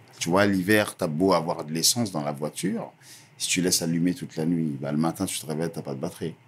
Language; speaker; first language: French; early bilingual, other home language; Lingala